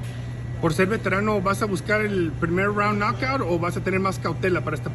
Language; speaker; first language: Spanish; native; Spanish